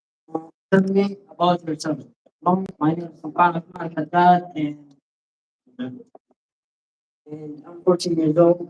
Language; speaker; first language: English; non-native, learner; Arabic